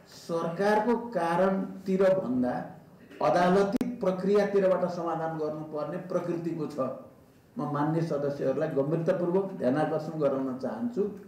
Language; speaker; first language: Nepali; native; Nepali